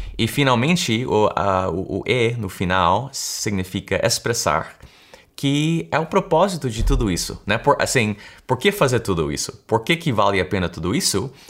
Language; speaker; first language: Portuguese; early bilingual, heritage; English